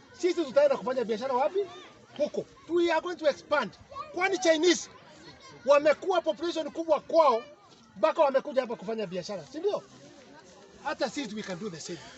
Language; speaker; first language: Swahili; non-native, local second language; Kikuyu